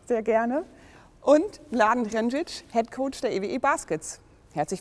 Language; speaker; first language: German; native; German